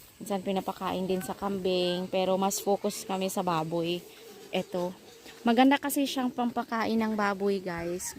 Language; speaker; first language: Filipino; non-native, local second language; Cebuano